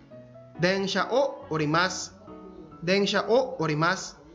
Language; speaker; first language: Japanese; non-native, fluent; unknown